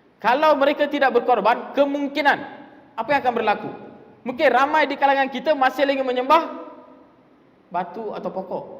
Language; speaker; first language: Malay; non-native, local second language; Tamil